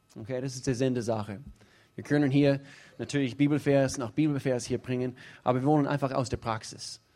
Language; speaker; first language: German; non-native, fluent; English